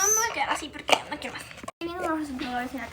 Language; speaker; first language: Spanish; native; Spanish